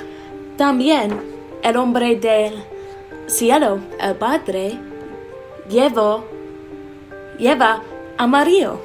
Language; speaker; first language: Spanish; non-native, learner; English